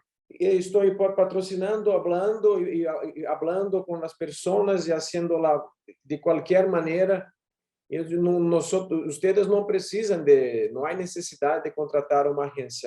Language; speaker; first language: Spanish; non-native, learner; Portuguese